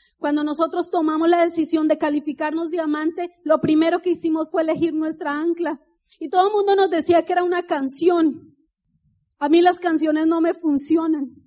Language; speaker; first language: Spanish; native; Spanish